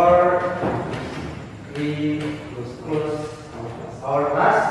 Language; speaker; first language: English; non-native, learner; Indonesian